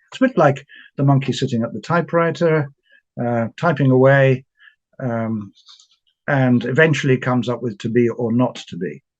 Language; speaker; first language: English; native; English